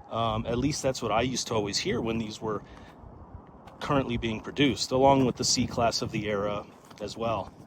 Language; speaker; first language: English; native; English